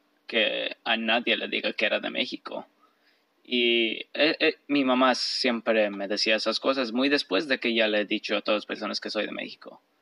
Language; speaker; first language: Spanish; early bilingual, heritage; Spanish